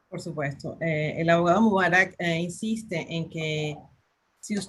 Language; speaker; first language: Spanish; native; Spanish